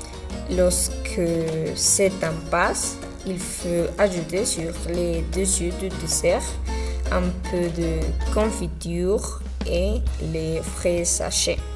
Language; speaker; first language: French; non-native, learner; Spanish